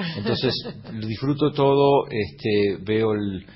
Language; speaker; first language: Spanish; native; Spanish